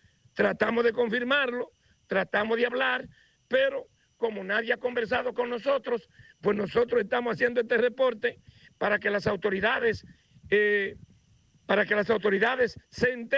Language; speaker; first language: Spanish; native; Spanish